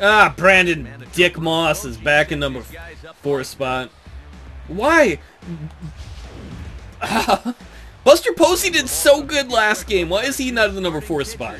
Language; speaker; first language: English; native; English